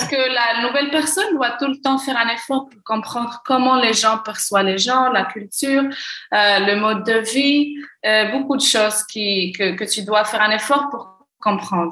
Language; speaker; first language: French; non-native, local second language; Arabic